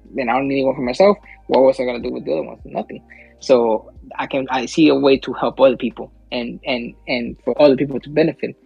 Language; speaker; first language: English; early bilingual, other home language; Spanish